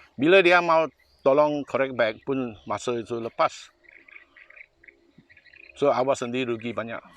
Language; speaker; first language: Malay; non-native, local second language; Chinese